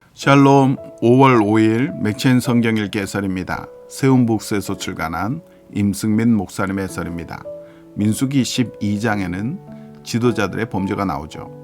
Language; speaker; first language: Korean; native; Korean